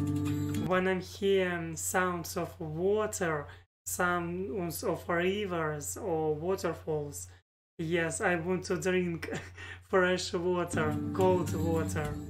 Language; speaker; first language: English; non-native, learner; Russian